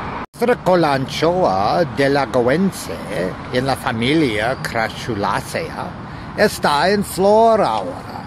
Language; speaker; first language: Spanish; non-native, learner; English